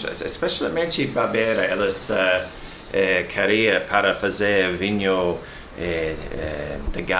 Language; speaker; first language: Portuguese; non-native, learner; English